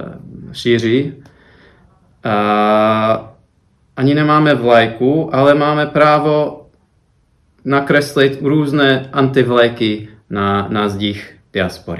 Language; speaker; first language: Czech; non-native, fluent; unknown